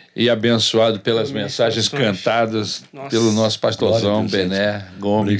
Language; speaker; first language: Portuguese; native; Portuguese